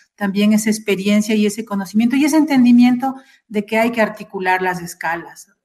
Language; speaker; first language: Spanish; native; Spanish